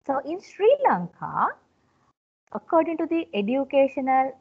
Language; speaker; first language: English; non-native, local second language; Sinhala